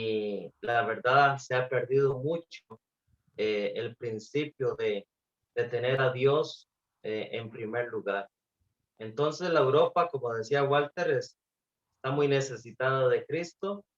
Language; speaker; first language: Spanish; non-native, fluent; Portuguese